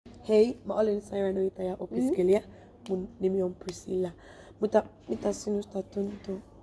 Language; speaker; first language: Finnish; non-native, learner; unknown